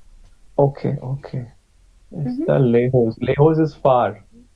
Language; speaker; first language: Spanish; non-native, learner; English